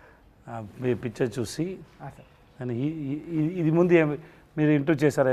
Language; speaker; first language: Telugu; non-native, learner; Tamil